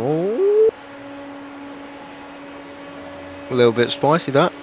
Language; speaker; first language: English; native; English